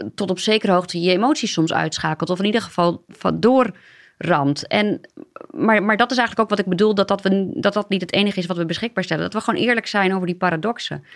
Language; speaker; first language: Dutch; native; Dutch